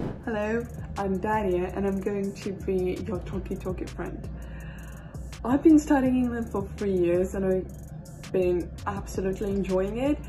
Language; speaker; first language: English; non-native, fluent; Russian